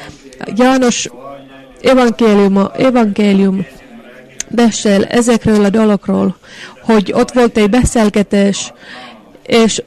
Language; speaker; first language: Hungarian; non-native, fluent; Finnish